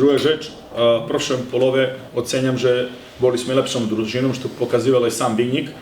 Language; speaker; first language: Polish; non-native, learner; Serbian